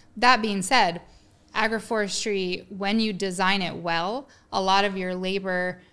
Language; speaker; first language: English; native; English